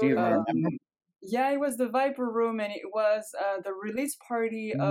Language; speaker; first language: English; non-native, fluent; French